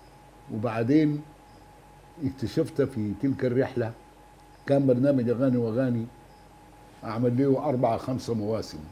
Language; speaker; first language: Arabic; native; Arabic